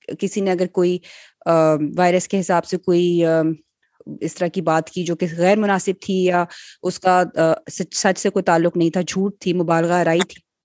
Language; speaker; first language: Urdu; native; Urdu